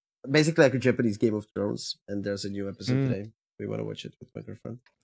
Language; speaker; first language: English; non-native, fluent; Czech